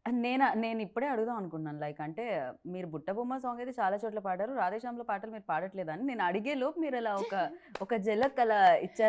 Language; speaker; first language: Telugu; native; Telugu